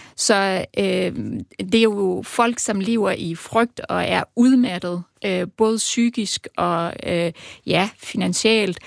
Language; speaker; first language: Danish; early bilingual, other home language; Persian